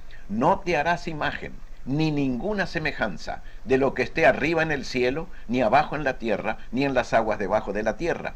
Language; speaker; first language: Spanish; native; Spanish